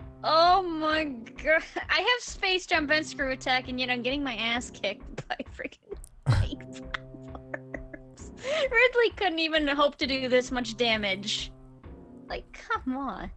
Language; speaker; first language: English; native; English